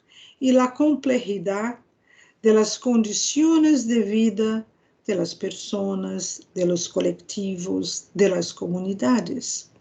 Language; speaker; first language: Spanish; non-native, fluent; Portuguese